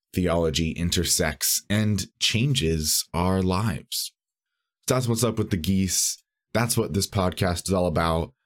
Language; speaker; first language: English; native; English